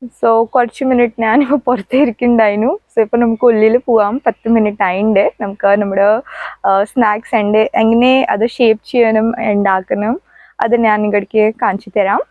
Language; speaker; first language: Malayalam; non-native, local second language; Hindi